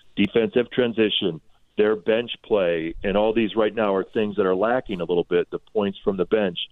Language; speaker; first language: English; native; English